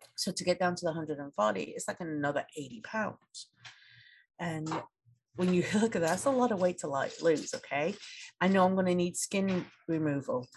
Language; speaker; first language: English; native; English